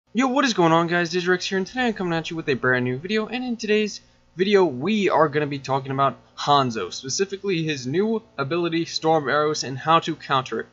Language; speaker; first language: English; native; English